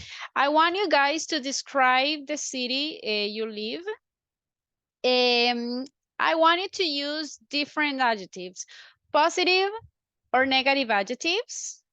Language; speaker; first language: English; non-native, fluent; Spanish